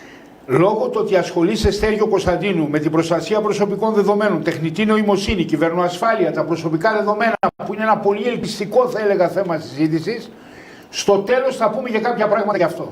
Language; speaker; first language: Greek; native; Greek